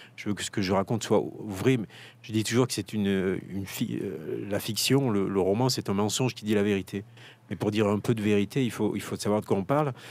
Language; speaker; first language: French; native; French